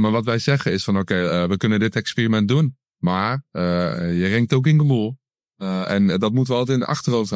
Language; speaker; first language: Dutch; native; Dutch